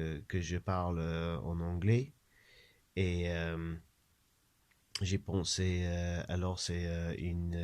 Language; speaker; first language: French; non-native, learner; English